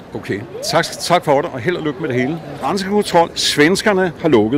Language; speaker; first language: Danish; native; Danish